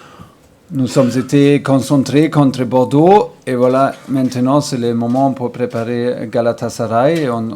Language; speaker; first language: French; non-native, learner; German